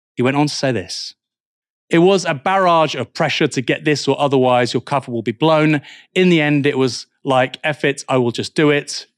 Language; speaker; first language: English; native; English